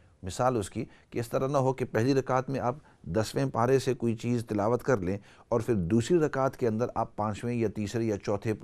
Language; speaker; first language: Urdu; native; Urdu